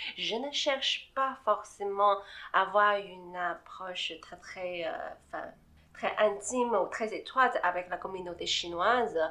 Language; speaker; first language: French; non-native, fluent; Chinese